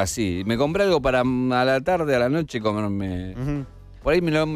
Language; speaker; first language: Spanish; native; Spanish